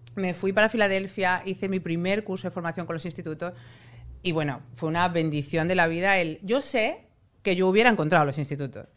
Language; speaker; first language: Spanish; native; Spanish